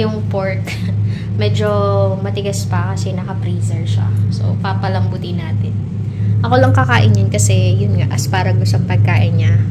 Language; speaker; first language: Filipino; native; Filipino